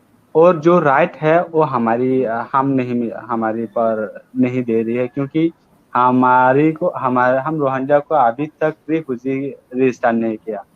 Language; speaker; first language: Hindi; non-native, learner; Rohingya